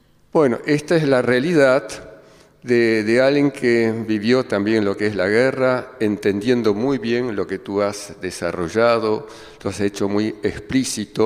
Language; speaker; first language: Spanish; early bilingual, other home language; German